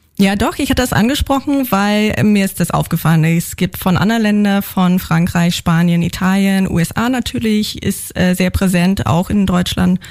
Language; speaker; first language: German; non-native, fluent; English